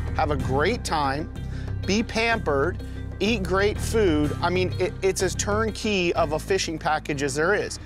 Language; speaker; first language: English; native; English